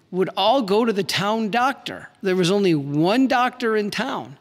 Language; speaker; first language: English; native; English